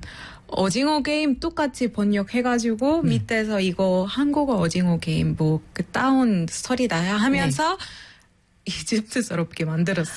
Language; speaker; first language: Korean; non-native, fluent; Arabic